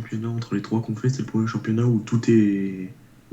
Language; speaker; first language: French; native; French